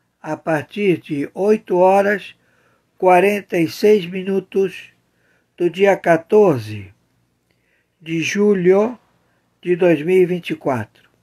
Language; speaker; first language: Portuguese; native; Portuguese